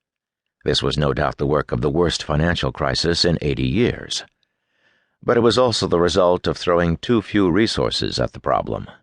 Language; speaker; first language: English; native; English